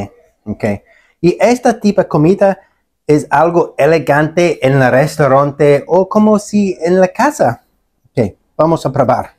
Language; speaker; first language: Spanish; non-native, learner; English